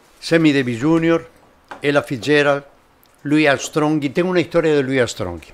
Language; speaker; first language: Portuguese; non-native, fluent; Spanish